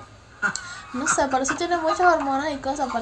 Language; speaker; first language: Spanish; native; Spanish